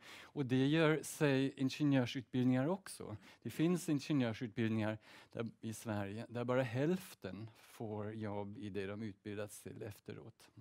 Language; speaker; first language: Swedish; early bilingual, heritage; Swedish